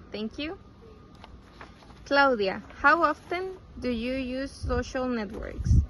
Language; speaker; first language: English; non-native, fluent; Spanish